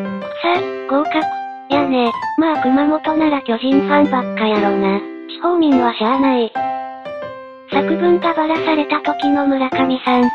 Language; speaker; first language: Japanese; native; Japanese